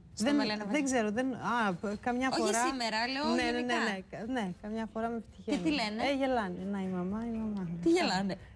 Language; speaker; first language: Greek; non-native, fluent; Serbian